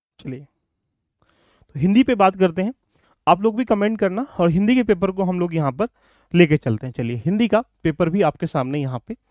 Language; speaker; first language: Hindi; native; Hindi